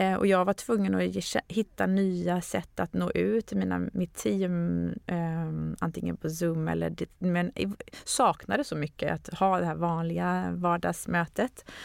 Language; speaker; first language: Swedish; native; Swedish